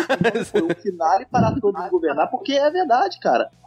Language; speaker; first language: Portuguese; native; Portuguese